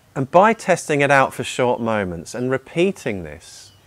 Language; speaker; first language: English; native; English